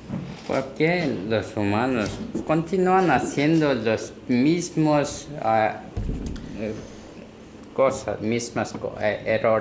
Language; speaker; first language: Spanish; non-native, learner; Korean